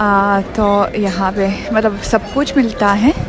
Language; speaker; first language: Hindi; non-native, fluent; Russian